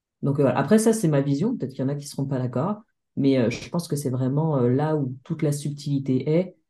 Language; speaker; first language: French; native; French